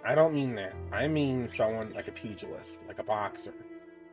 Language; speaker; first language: English; native; English